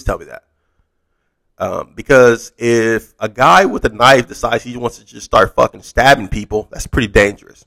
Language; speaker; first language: English; native; English